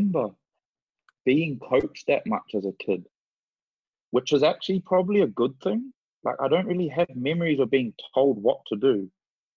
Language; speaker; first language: English; native; English